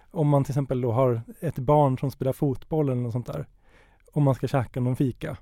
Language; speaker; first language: Swedish; native; Swedish